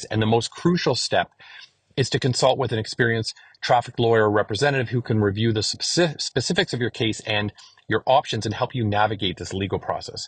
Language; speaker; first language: English; native; English